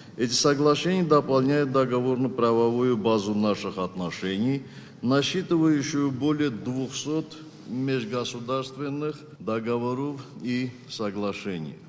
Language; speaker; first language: Russian; non-native, local second language; Armenian